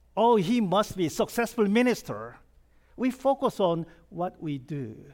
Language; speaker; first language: English; non-native, fluent; Korean